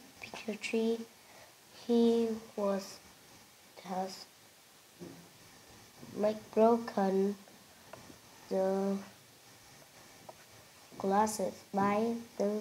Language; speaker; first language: English; non-native, learner; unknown